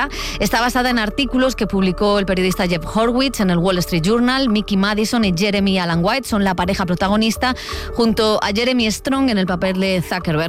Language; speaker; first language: Spanish; native; Spanish